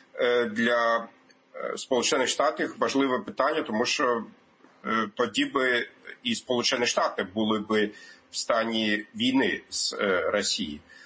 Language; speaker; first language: Ukrainian; non-native, fluent; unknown